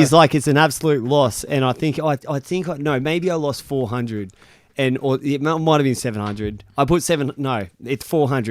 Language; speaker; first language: English; native; English